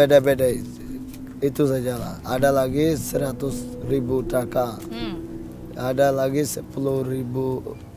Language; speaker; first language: Indonesian; non-native, learner; Rohingya